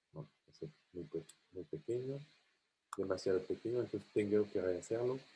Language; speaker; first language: Spanish; non-native, fluent; French